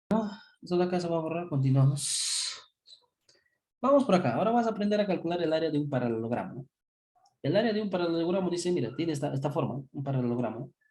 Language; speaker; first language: Spanish; native; Spanish